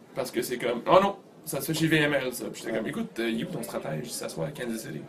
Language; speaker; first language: French; native; French